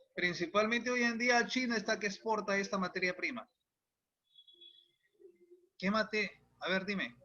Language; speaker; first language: Spanish; native; Spanish